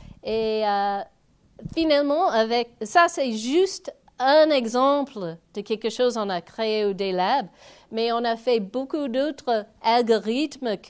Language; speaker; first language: French; non-native, fluent; English